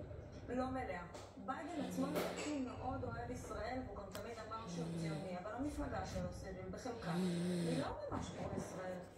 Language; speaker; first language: Hebrew; native; Hebrew